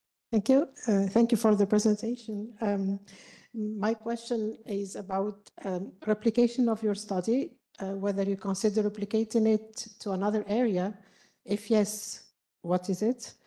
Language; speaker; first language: English; non-native, fluent; Arabic